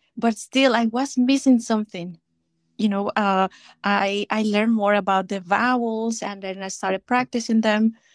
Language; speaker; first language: English; non-native, fluent; Spanish